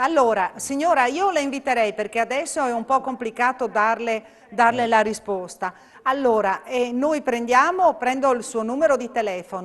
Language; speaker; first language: Italian; native; Italian